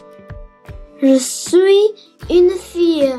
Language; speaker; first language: French; non-native, learner; Chinese